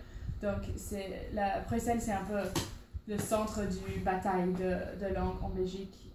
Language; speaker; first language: French; non-native, learner; English